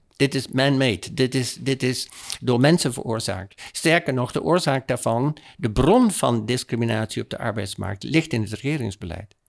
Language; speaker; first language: Dutch; native; Dutch